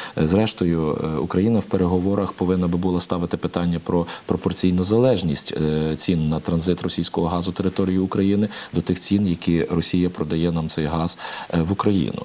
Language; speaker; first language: Ukrainian; native; Ukrainian